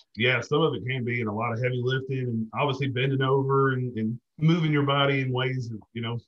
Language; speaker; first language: English; native; English